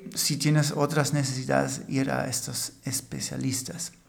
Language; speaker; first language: Spanish; non-native, fluent; German